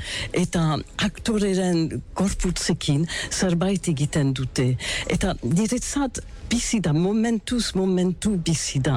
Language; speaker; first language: Basque; non-native, local second language; English